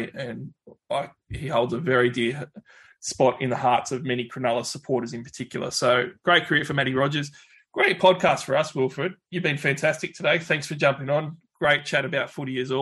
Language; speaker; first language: English; native; English